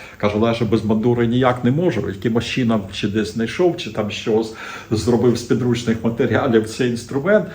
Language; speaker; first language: Ukrainian; native; Ukrainian